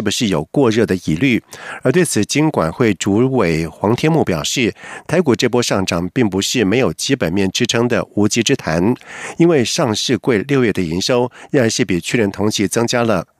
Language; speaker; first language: Chinese; native; Chinese